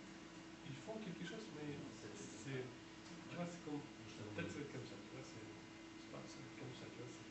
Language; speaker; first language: French; non-native, fluent; Russian